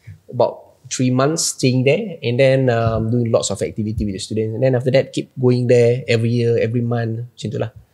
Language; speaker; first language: English; non-native, local second language; Malay